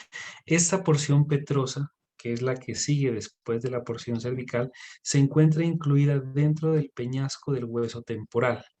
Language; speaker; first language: Spanish; native; Spanish